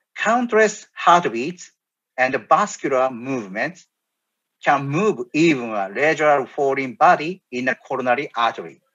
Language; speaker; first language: English; non-native, learner; Japanese